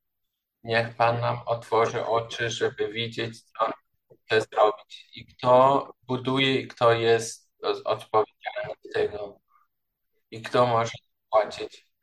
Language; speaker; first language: Polish; non-native, learner; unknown